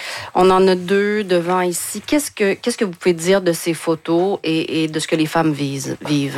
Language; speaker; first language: French; native; French